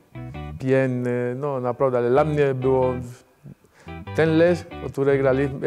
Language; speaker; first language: Polish; non-native, fluent; Spanish